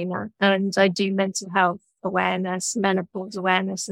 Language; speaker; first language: English; native; English